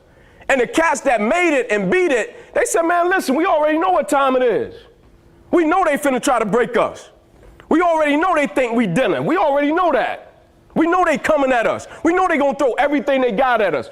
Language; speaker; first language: English; native; English